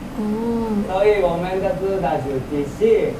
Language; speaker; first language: Chinese; non-native, fluent; Thai